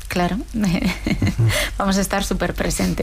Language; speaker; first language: Spanish; native; Spanish